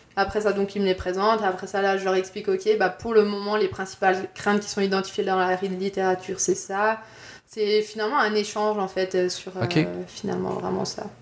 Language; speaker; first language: French; native; French